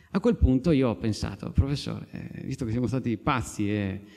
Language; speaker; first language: Italian; native; Italian